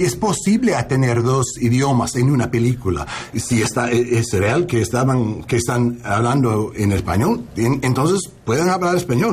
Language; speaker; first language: Spanish; non-native, learner; English